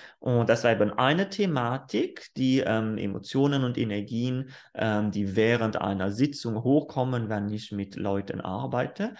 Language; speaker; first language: German; non-native, fluent; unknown